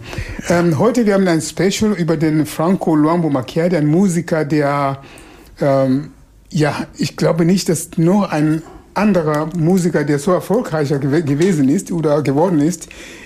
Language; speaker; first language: German; non-native, fluent; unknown